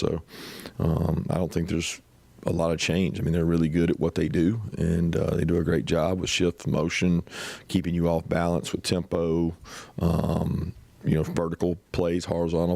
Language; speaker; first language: English; native; English